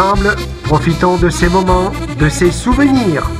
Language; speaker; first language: French; native; French